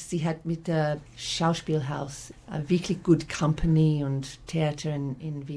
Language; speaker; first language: German; non-native, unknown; English